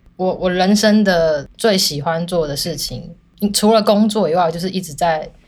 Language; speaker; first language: Chinese; native; Chinese